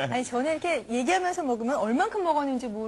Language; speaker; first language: Korean; native; Korean